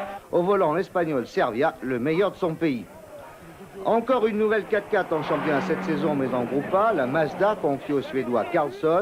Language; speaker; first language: French; native; French